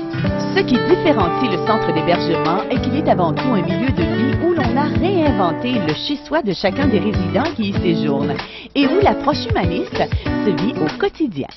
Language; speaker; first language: French; native; French